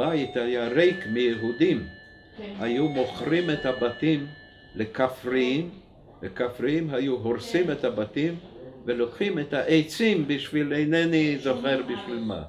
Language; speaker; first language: Hebrew; non-native, fluent; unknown